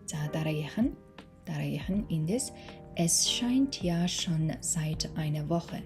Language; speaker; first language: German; non-native, fluent; Mongolian